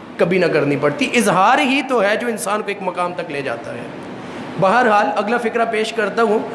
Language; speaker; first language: Urdu; non-native, local second language; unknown